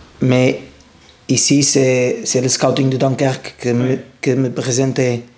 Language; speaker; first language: French; non-native, learner; Portuguese